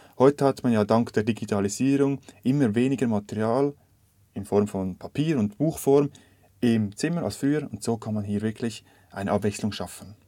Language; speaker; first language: German; native; German